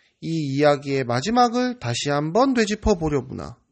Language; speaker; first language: Korean; native; Korean